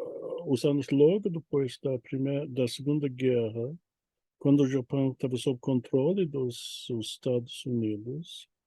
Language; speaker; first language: Portuguese; non-native, fluent; English